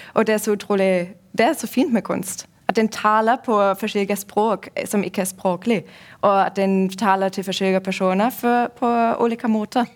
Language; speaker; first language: Norwegian; non-native, fluent; German